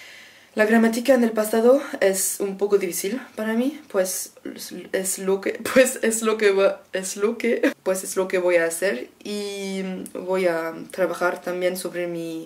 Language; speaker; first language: Spanish; non-native, learner; French